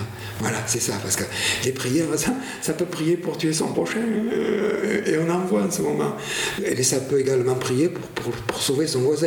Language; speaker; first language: French; native; French